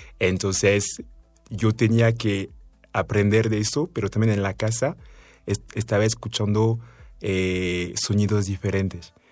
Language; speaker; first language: Spanish; non-native, fluent; French